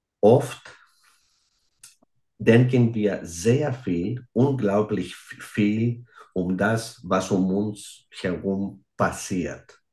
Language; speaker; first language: German; non-native, fluent; Greek